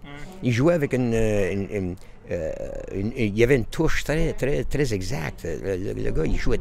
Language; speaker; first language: French; native; French